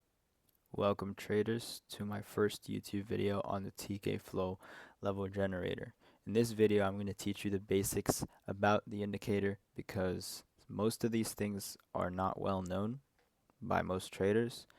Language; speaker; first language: English; native; English